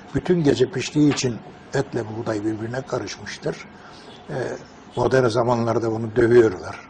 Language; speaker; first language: Turkish; native; Turkish